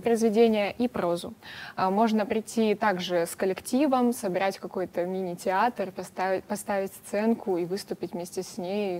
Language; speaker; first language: Russian; native; Russian